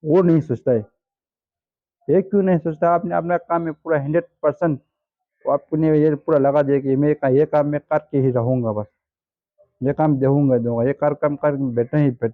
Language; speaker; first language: Hindi; non-native, fluent; Tibetan